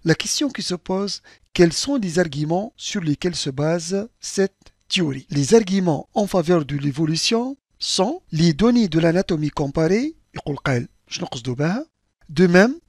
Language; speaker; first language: French; non-native, local second language; Arabic